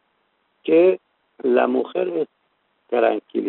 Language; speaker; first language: Spanish; non-native, learner; Persian